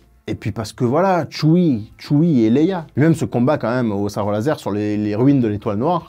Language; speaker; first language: French; native; French